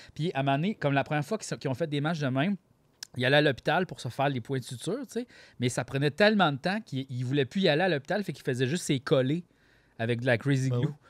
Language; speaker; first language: French; native; French